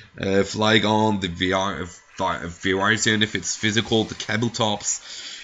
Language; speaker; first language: English; non-native, fluent; French